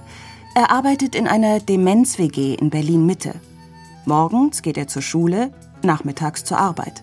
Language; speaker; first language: German; native; German